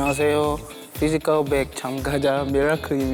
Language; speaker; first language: Korean; non-native, learner; English